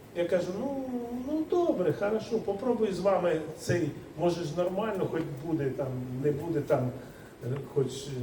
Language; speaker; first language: Ukrainian; native; Ukrainian